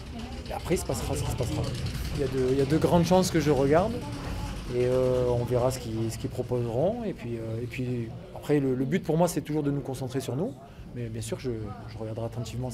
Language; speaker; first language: French; native; French